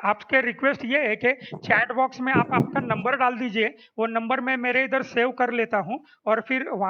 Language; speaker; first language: Hindi; non-native, local second language; Marathi